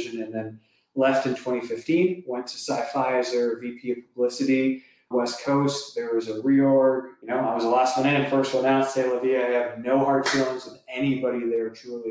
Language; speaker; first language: English; native; English